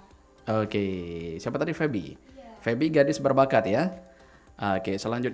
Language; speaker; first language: Indonesian; native; Indonesian